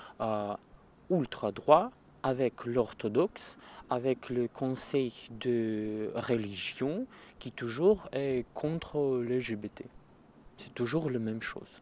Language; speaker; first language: French; non-native, learner; Russian